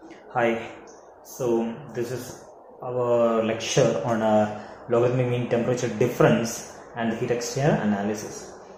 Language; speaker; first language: English; non-native, local second language; Malayalam